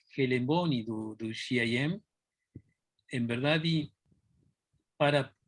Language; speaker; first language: Portuguese; non-native, fluent; Spanish